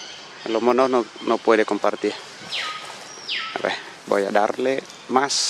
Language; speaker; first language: Spanish; non-native, learner; Khmer